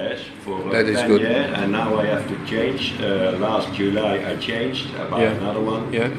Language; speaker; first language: English; non-native, learner; Dutch